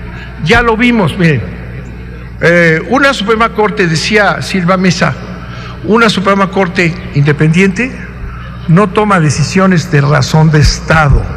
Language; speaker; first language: Spanish; native; Spanish